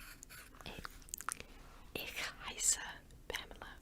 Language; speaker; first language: German; non-native, learner; English